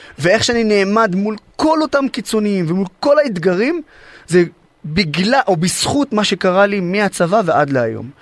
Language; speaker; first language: Hebrew; non-native, local second language; Arabic